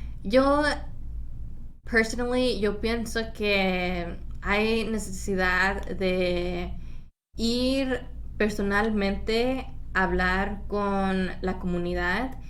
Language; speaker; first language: Spanish; early bilingual, heritage; Spanish